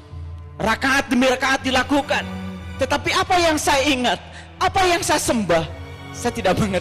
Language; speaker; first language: Indonesian; native; Indonesian